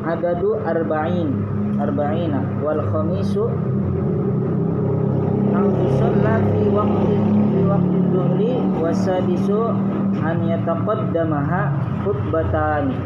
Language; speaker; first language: Arabic; non-native, learner; Indonesian